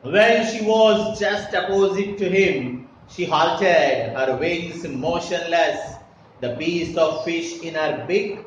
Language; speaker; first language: English; non-native, local second language; Marathi